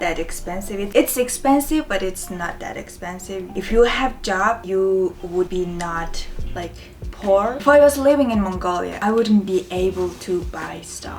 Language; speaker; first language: English; non-native, fluent; Mongolian